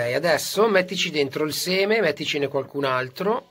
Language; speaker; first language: Italian; native; Italian